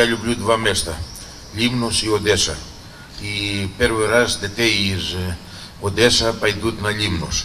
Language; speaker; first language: Russian; non-native, learner; Greek